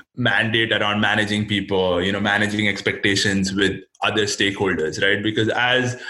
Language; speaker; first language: English; non-native, local second language; Hindi